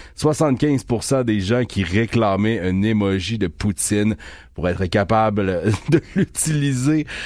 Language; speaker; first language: French; native; French